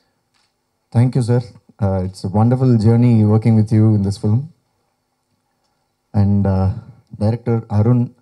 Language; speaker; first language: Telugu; non-native, fluent; Tamil